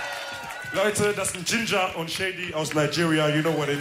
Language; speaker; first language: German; early bilingual, other home language; Wolof